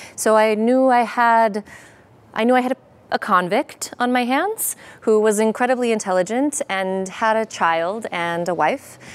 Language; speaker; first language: English; native; English